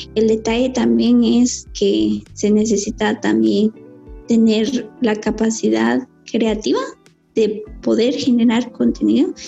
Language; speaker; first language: Spanish; native; Spanish